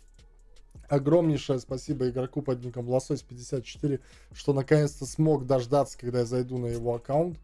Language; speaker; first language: Russian; native; Russian